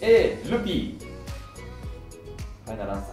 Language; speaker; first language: Japanese; native; Japanese